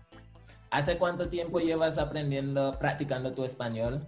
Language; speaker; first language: Spanish; non-native, local second language; English